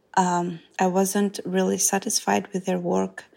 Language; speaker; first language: English; non-native, fluent; Macedonian